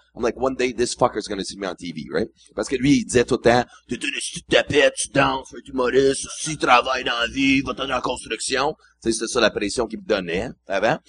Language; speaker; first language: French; non-native, local second language; English